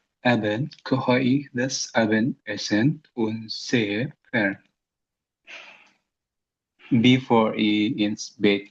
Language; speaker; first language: German; non-native, learner; Indonesian